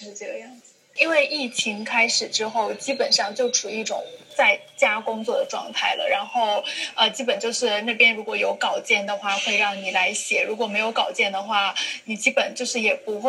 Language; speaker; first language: Chinese; native; Chinese